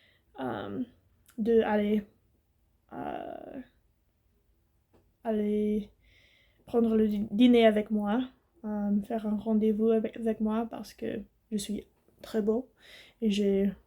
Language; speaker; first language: French; non-native, learner; English